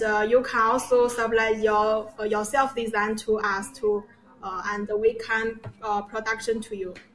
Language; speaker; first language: English; non-native, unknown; Chinese